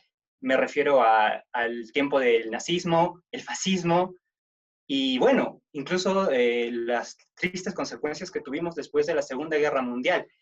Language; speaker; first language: Spanish; native; Spanish